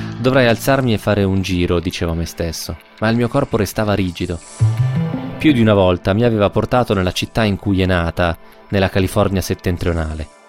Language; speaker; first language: Italian; native; Italian